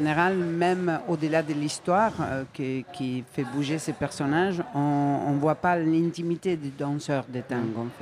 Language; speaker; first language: French; non-native, fluent; Spanish